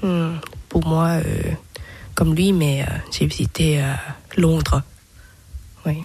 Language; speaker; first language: French; non-native, learner; Thai